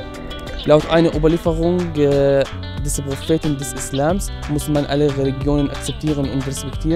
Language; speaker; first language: German; non-native, learner; Arabic